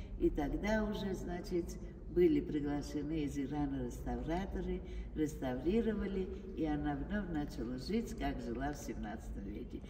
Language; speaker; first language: Russian; non-native, fluent; Armenian